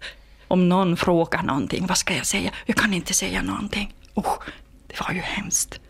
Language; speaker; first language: Swedish; non-native, fluent; Finnish